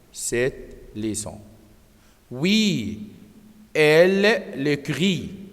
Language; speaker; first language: French; non-native, fluent; Arabic